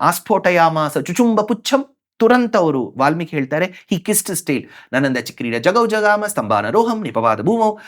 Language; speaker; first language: Kannada; non-native, local second language; Tamil